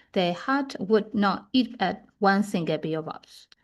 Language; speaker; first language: English; non-native, fluent; Burmese